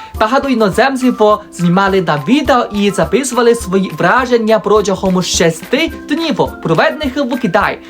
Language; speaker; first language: Ukrainian; non-native, fluent; Chinese